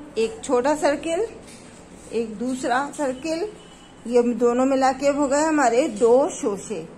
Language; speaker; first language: Hindi; native; Hindi